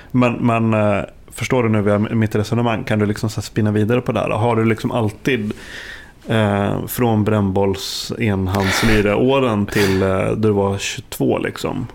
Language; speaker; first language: Swedish; native; Swedish